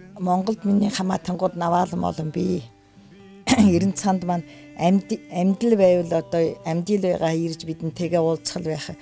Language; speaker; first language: Mongolian; non-native, local second language; Buriat